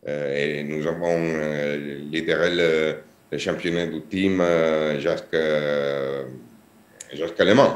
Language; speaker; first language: French; non-native, learner; Italian